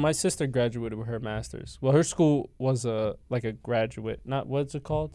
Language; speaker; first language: English; native; English